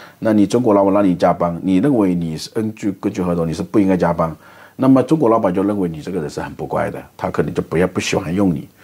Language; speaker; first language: Chinese; native; Chinese